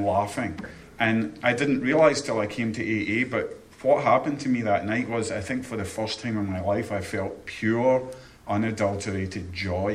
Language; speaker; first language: English; native; English